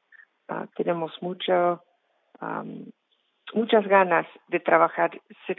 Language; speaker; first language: Spanish; non-native, fluent; English